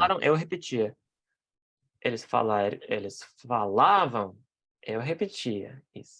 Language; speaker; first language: Portuguese; non-native, fluent; Russian